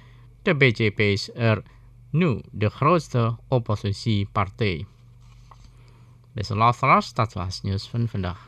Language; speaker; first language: Dutch; non-native, fluent; Indonesian